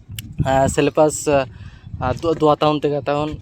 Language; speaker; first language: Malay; non-native, learner; Bangla